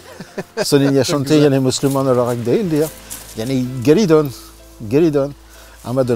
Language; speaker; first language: Turkish; non-native, learner; French